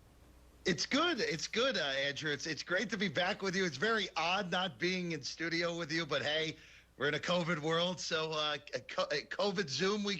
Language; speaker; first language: English; native; English